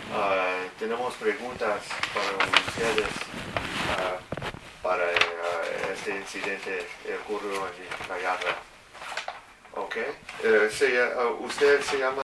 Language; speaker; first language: Spanish; non-native, learner; English